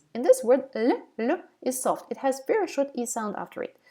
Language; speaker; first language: English; non-native, fluent; Ukrainian